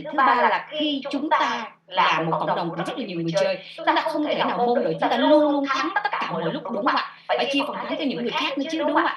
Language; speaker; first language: Vietnamese; native; Vietnamese